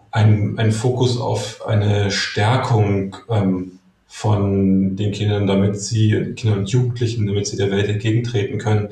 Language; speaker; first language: German; native; German